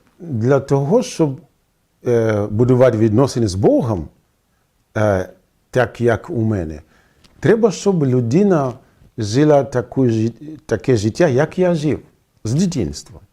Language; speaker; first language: Ukrainian; non-native, fluent; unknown